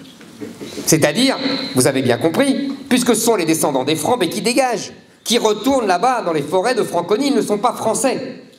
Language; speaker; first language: French; native; French